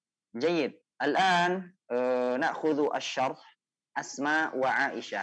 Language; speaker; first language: Arabic; non-native, fluent; Indonesian